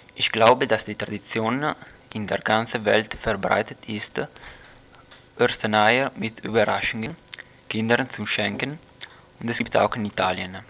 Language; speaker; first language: German; non-native, learner; Italian